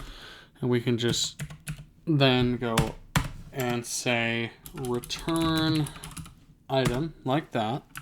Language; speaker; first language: English; native; English